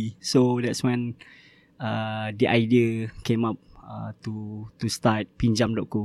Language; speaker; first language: English; non-native, local second language; Malay